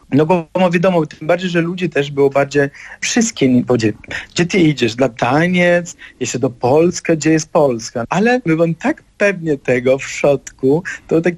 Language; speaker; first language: Polish; non-native, fluent; Italian